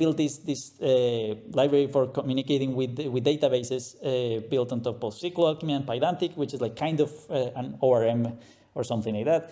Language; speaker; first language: English; non-native, fluent; Spanish